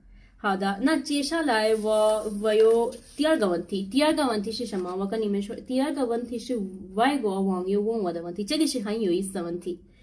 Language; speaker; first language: Chinese; non-native, learner; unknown